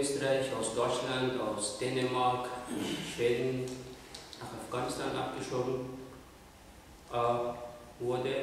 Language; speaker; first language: German; non-native, fluent; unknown